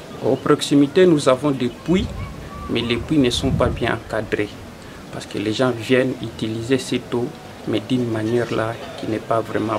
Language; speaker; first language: French; non-native, local second language; Swahili